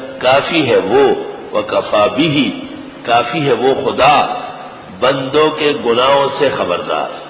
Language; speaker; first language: Urdu; non-native, local second language; Pashto